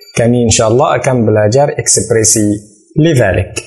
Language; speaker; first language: Indonesian; non-native, learner; Arabic